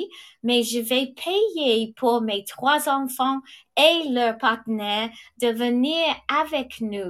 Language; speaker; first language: French; non-native, fluent; English